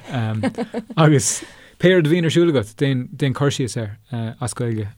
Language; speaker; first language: Irish; non-native, local second language; English